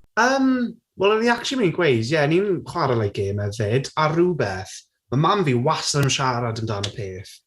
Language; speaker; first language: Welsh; non-native, local second language; English